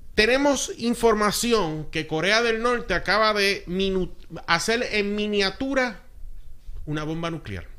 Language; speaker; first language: Spanish; early bilingual, heritage; Spanish